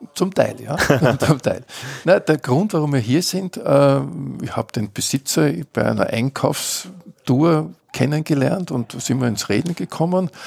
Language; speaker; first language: German; native; German